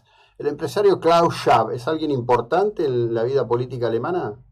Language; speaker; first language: Spanish; native; Spanish